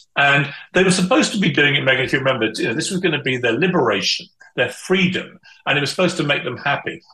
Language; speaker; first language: English; native; English